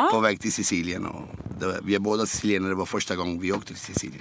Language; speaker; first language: Swedish; non-native, fluent; Italian